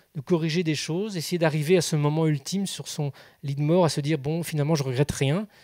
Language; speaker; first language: French; native; French